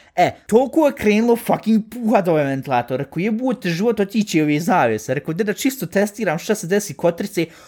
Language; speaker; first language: Bosnian; early bilingual, heritage; Bosnian